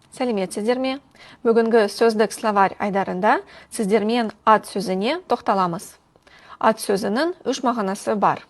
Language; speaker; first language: Kazakh; non-native, local second language; Russian